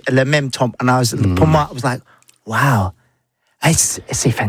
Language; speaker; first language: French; non-native, learner; English